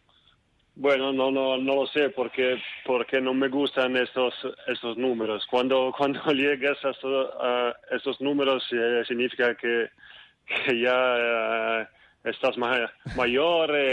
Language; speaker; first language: Spanish; non-native, fluent; Italian